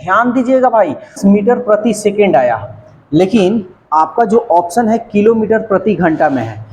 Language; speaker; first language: Hindi; native; Hindi